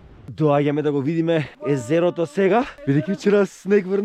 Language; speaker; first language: Macedonian; native; Macedonian